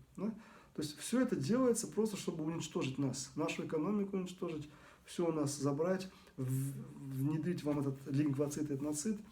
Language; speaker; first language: Russian; non-native, local second language; Bashkir